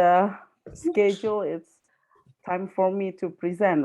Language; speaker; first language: English; non-native, fluent; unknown